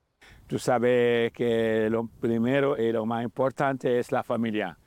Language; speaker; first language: Spanish; non-native, learner; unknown